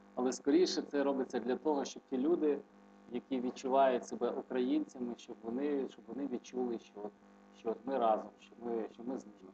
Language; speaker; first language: Ukrainian; native; Ukrainian